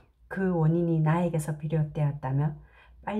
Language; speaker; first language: Korean; native; Korean